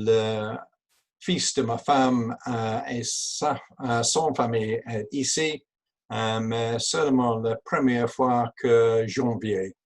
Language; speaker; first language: French; non-native, learner; English